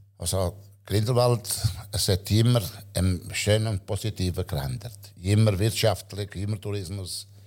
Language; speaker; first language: German; non-native, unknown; Italian